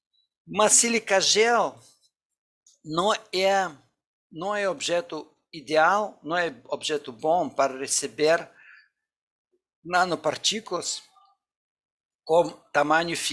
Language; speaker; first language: Portuguese; non-native, fluent; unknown